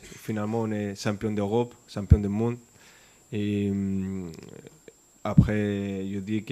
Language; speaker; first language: French; non-native, fluent; Spanish